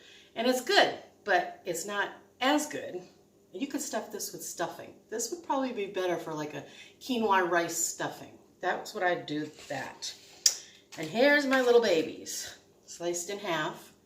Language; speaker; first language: English; native; English